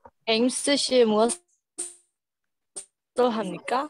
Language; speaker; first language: Korean; non-native, learner; Burmese